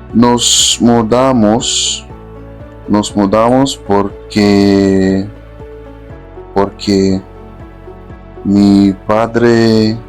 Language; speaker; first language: Spanish; non-native, fluent; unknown